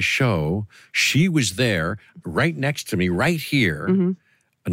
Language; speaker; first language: English; native; English